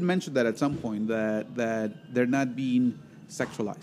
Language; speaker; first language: English; non-native, fluent; Spanish